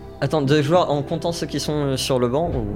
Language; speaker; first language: French; native; French